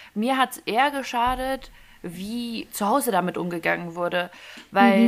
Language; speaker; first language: German; early bilingual, other home language; Ukrainian